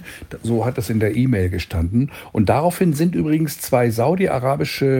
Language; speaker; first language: German; native; German